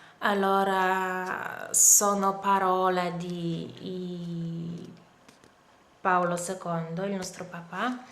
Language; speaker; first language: Italian; non-native, fluent; Polish